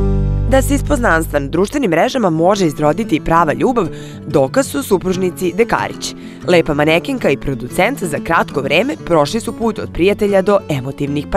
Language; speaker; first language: Croatian; native; Croatian